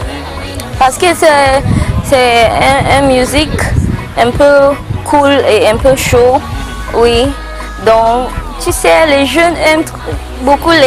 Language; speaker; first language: French; non-native, local second language; English